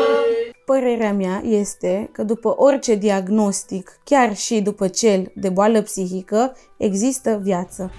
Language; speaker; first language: Romanian; native; Romanian